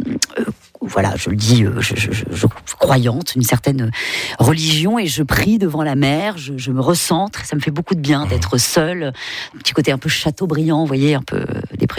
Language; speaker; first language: French; native; French